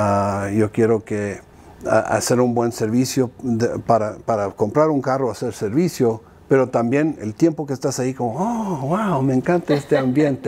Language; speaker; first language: Spanish; early bilingual, heritage; Spanish